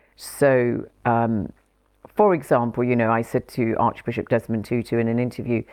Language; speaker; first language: English; native; English